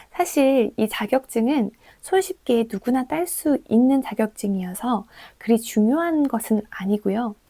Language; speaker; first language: Korean; native; Korean